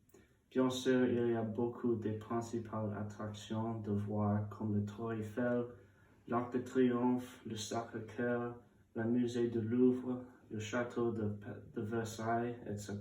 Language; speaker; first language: French; non-native, learner; English